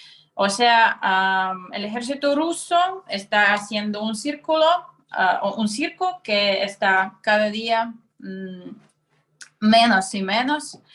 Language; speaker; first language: Spanish; non-native, fluent; Russian